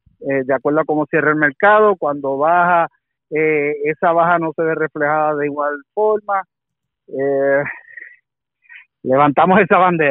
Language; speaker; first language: Spanish; native; Spanish